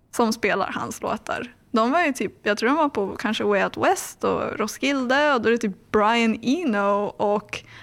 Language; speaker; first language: Swedish; early bilingual, heritage; English